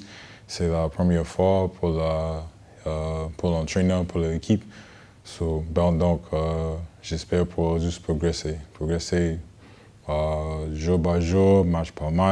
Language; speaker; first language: French; non-native, learner; English